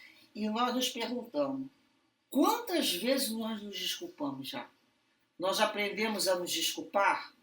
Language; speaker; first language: Portuguese; native; Portuguese